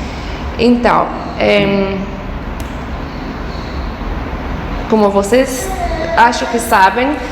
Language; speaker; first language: Portuguese; non-native, fluent; English